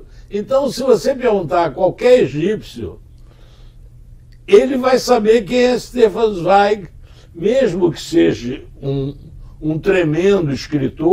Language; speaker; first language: Portuguese; early bilingual, other home language; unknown